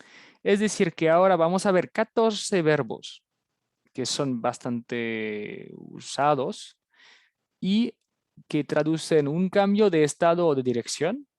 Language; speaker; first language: Spanish; non-native, fluent; French